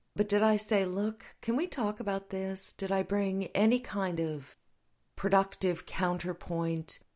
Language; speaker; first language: English; native; English